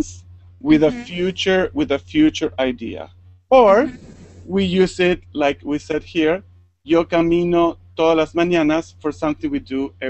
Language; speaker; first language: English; non-native, fluent; Spanish